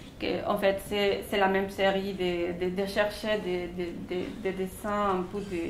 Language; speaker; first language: French; non-native, fluent; Spanish